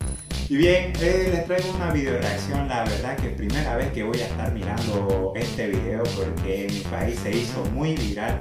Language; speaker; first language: Spanish; native; Spanish